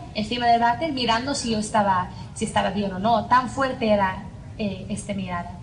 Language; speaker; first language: Spanish; non-native, fluent; English